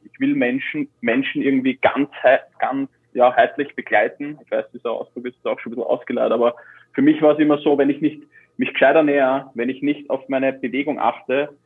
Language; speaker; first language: German; native; German